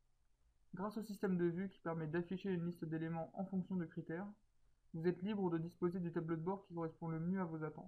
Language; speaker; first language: French; native; French